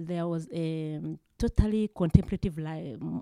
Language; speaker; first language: English; non-native, local second language; Kinyarwanda